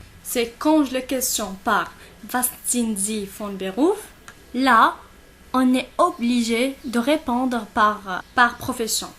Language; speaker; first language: French; non-native, local second language; Arabic